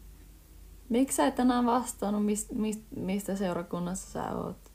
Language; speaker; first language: Finnish; early bilingual, heritage; Finnish